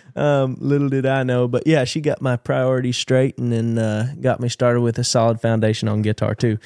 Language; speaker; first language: English; native; English